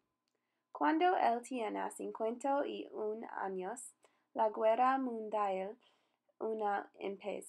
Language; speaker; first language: Spanish; non-native, learner; English